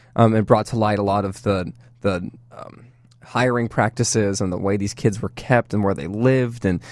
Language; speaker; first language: English; native; English